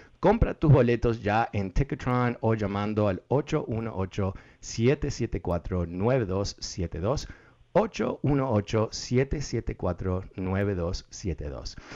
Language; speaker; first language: Spanish; early bilingual, heritage; Spanish